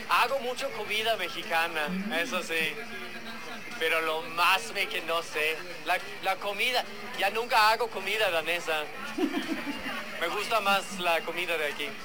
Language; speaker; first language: Spanish; non-native, fluent; Danish